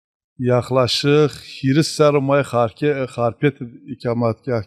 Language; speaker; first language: Turkish; non-native, local second language; Zaza